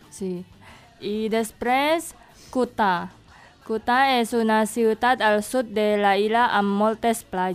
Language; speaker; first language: Catalan; non-native, learner; Indonesian